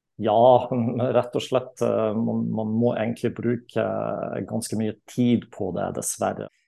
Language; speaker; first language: Norwegian; non-native, fluent; German